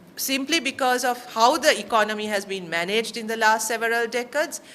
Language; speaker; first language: English; non-native, local second language; Sinhala